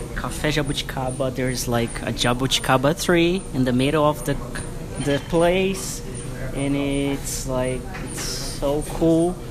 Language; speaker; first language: English; non-native, fluent; Portuguese